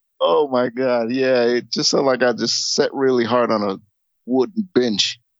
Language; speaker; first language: English; native; English